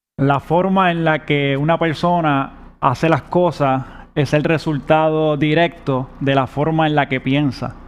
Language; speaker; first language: Spanish; native; Spanish